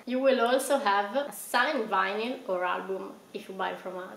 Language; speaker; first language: English; non-native, fluent; Italian